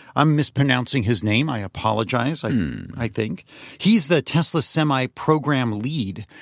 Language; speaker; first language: English; native; English